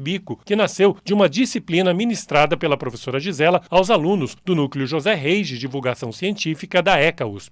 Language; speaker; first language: Portuguese; native; Portuguese